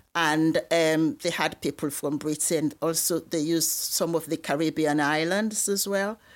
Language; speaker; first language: English; non-native, local second language; Krio